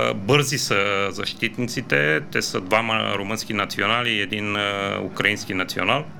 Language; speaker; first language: Bulgarian; non-native, fluent; Romanian